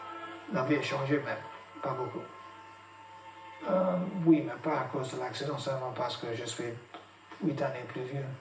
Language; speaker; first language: French; non-native, fluent; English